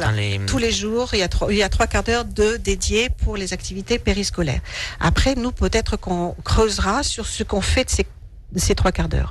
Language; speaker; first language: French; native; French